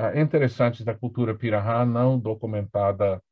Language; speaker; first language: Portuguese; non-native, fluent; English